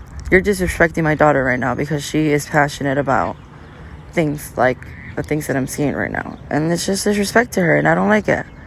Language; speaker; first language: English; early bilingual, other home language; Spanish